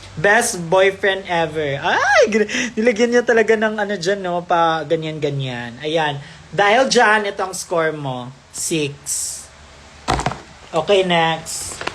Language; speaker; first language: Filipino; non-native, local second language; Cebuano